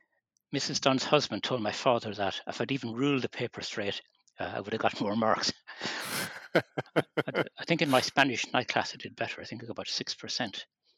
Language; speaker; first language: English; native; English